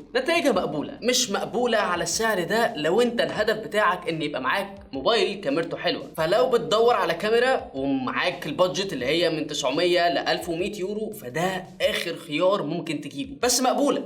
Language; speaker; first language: Arabic; native; Arabic